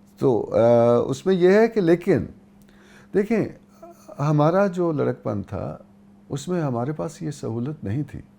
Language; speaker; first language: Urdu; non-native, local second language; Punjabi